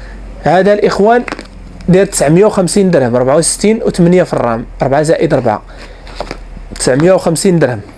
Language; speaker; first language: Arabic; native; Arabic